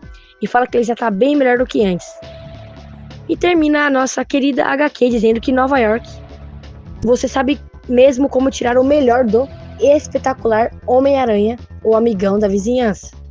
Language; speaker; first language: Portuguese; native; Portuguese